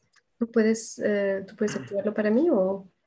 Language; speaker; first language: Spanish; non-native, fluent; French